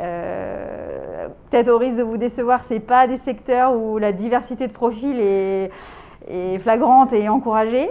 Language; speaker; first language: French; native; French